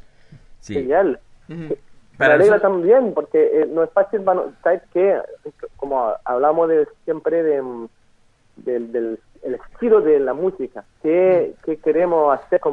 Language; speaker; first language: Spanish; non-native, fluent; French